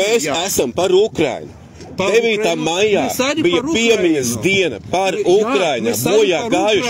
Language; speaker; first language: Latvian; native; Latvian